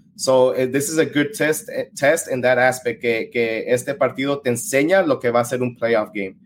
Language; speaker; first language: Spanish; early bilingual, heritage; Spanish